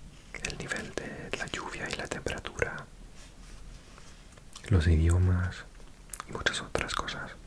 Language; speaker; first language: Spanish; non-native, fluent; English